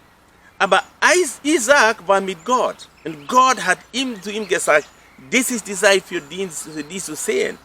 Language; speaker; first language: German; non-native, fluent; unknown